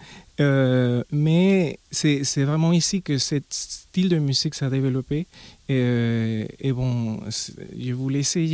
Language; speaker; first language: French; non-native, fluent; Spanish